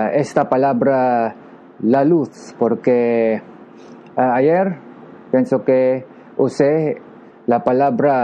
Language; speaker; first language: Spanish; non-native, learner; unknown